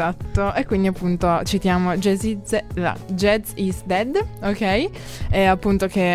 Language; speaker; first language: Italian; native; Italian